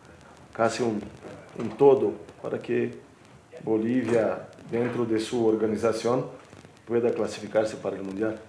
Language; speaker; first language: Spanish; non-native, fluent; Portuguese